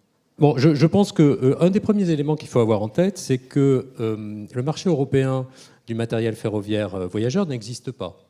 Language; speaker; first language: French; native; French